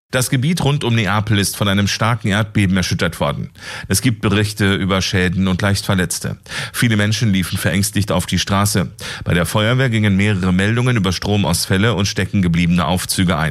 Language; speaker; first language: German; native; German